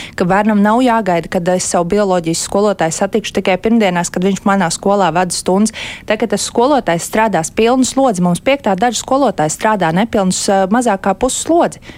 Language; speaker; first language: Latvian; native; Latvian